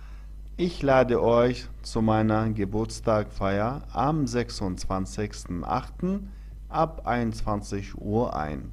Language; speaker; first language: German; non-native, fluent; Arabic